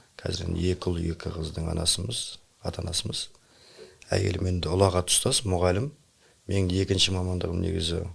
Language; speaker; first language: Kazakh; native; Kazakh